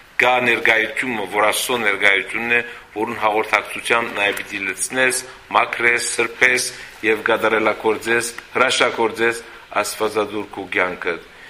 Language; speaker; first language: Armenian; early bilingual, heritage; Armenian